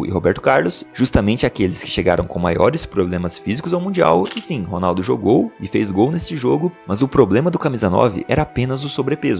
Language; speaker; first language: Portuguese; native; Portuguese